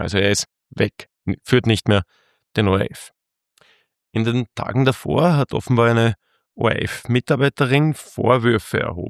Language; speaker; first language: German; native; German